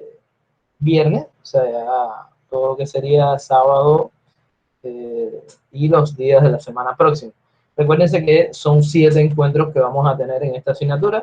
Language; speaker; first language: Spanish; native; Spanish